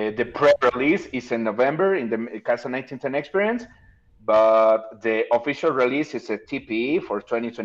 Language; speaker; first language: English; non-native, learner; Spanish